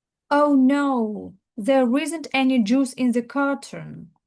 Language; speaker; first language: English; non-native, fluent; Ukrainian